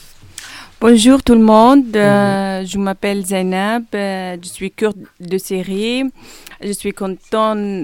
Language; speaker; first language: French; non-native, learner; Kurdish